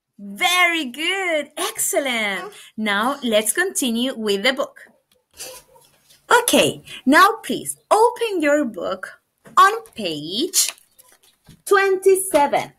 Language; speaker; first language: English; non-native, fluent; Spanish